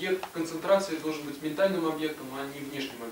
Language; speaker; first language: Russian; native; Russian